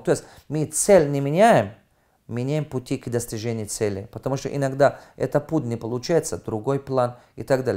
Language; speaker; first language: Russian; non-native, fluent; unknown